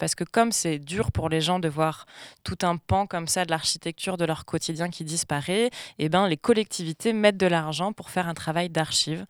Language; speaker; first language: French; native; French